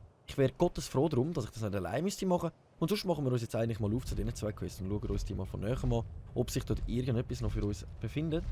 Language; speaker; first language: German; native; German